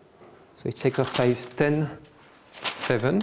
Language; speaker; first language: English; non-native, fluent; French